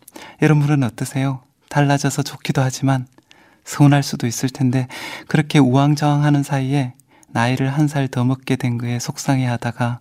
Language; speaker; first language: Korean; native; Korean